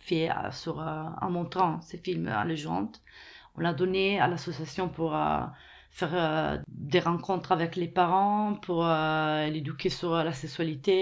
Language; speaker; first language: French; non-native, fluent; Italian